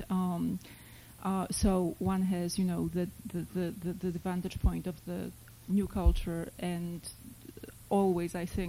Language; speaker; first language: English; non-native, fluent; Polish